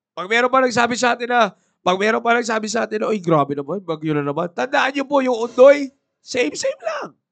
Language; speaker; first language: Filipino; native; Filipino